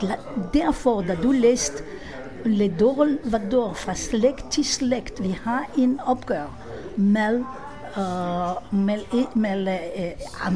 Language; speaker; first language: Danish; non-native, fluent; Hebrew